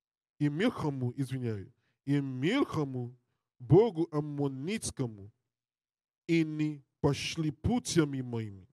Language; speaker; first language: Russian; non-native, learner; English